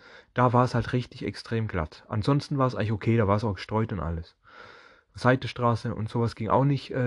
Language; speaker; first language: German; native; German